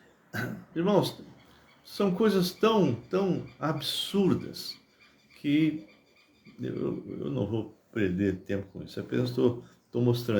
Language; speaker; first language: Portuguese; native; Portuguese